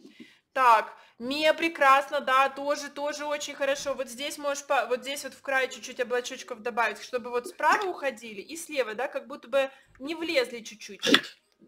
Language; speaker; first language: Russian; native; Russian